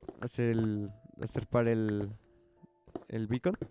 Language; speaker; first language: Spanish; native; Spanish